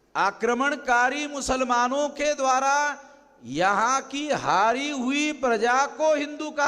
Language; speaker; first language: Hindi; non-native, local second language; Marathi